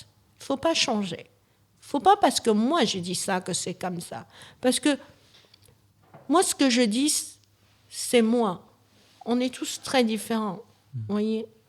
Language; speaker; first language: French; non-native, fluent; Chinese